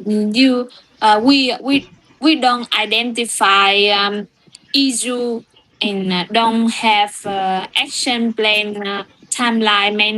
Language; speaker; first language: English; non-native, learner; Vietnamese